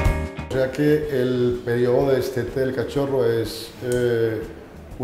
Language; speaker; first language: Spanish; native; Spanish